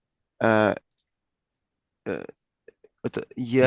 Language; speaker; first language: Arabic; non-native, learner; Estonian